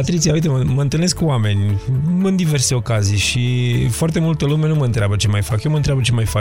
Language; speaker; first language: Romanian; native; Romanian